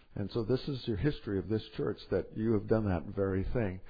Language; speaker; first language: English; native; English